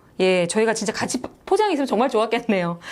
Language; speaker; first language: Korean; native; Korean